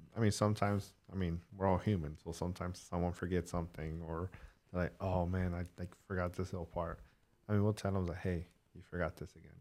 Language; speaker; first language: English; early bilingual, other home language; Spanish